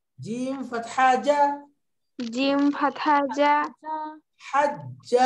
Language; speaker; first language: Arabic; non-native, learner; Bangla